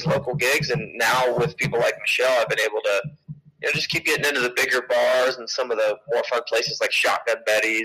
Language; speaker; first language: English; native; English